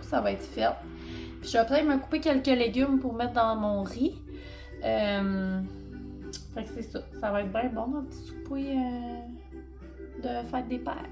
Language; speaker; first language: French; native; French